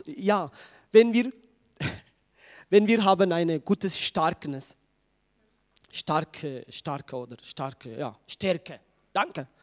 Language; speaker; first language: German; non-native, fluent; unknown